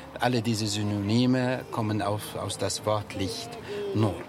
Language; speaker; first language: German; non-native, fluent; Arabic